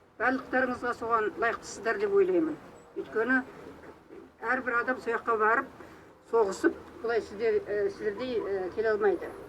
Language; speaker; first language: Kazakh; native; Kazakh